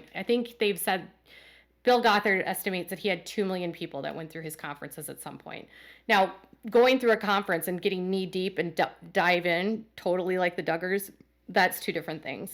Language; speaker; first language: English; native; English